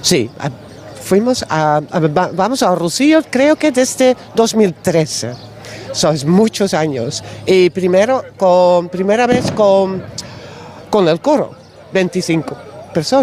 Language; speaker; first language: Spanish; non-native, learner; Dutch